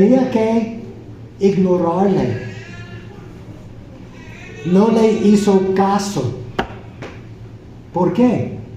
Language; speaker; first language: Spanish; non-native, fluent; English